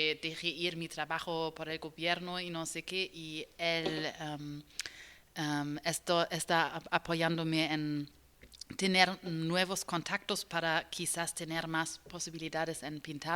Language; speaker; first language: Spanish; non-native, learner; German